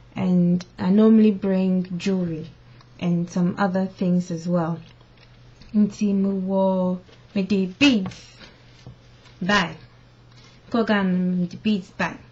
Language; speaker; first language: English; non-native, local second language; Akan